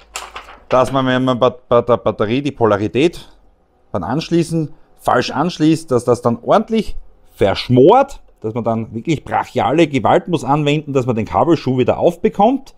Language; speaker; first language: German; native; German